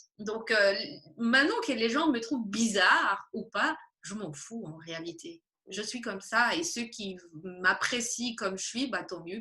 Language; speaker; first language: French; non-native, fluent; Spanish